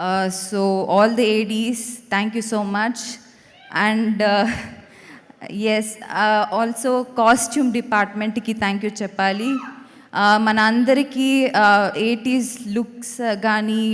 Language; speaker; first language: Telugu; non-native, learner; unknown